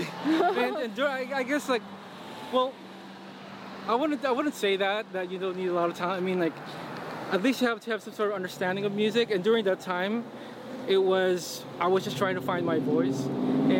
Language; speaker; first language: English; non-native, local second language; Filipino